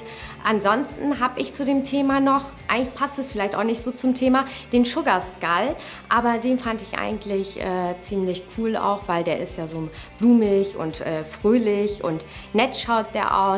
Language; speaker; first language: German; native; German